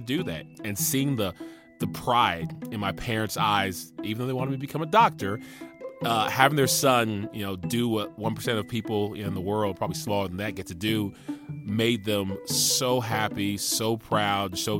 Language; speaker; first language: English; native; English